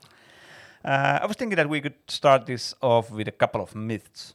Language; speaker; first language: English; non-native, fluent; Finnish